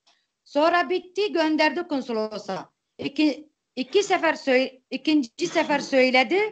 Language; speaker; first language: Turkish; non-native, local second language; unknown